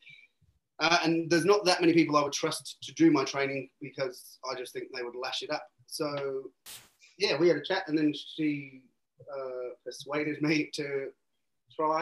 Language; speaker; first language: English; native; English